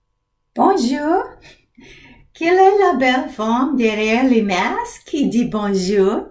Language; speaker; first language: French; non-native, learner; English